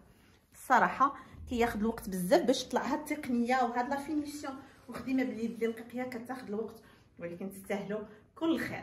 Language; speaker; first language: Arabic; native; Arabic